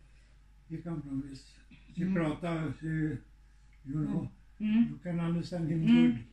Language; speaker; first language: English; non-native, learner; Swedish